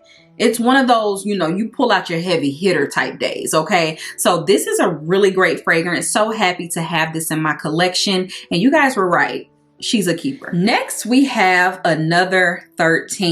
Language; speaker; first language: English; native; English